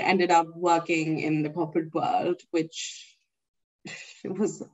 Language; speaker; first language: English; non-native, local second language; Urdu